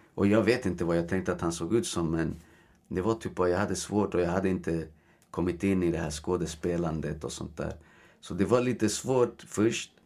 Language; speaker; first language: Swedish; early bilingual, other home language; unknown